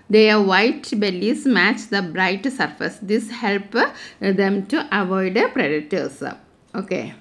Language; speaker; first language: English; non-native, local second language; Malayalam